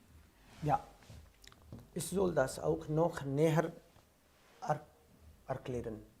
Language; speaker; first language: German; non-native, fluent; Hindi